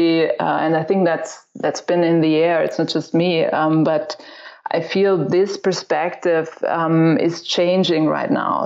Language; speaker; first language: English; non-native, fluent; German